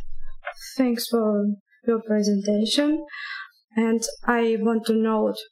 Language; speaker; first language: English; non-native, learner; Russian